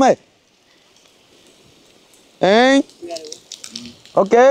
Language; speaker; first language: Vietnamese; non-native, learner; Portuguese